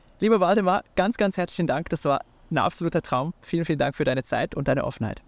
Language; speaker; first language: German; native; German